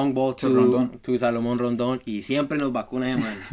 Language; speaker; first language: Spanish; early bilingual, heritage; Spanish